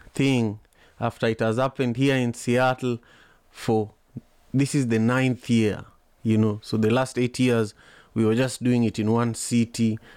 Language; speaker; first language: English; non-native, local second language; Luo (Kenya and Tanzania)